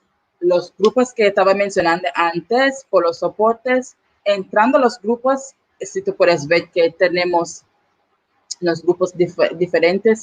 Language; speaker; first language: Spanish; non-native, learner; English